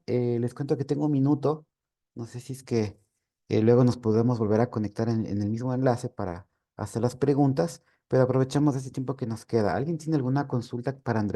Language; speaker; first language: Spanish; native; Spanish